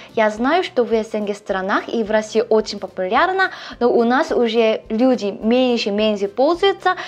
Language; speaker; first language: Russian; non-native, learner; Korean